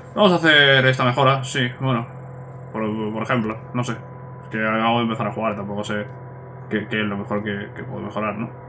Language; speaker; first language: Spanish; native; Spanish